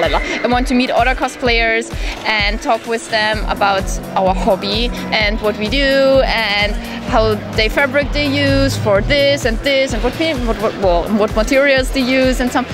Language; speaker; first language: English; non-native, fluent; German